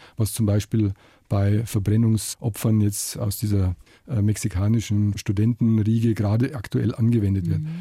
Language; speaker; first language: German; native; German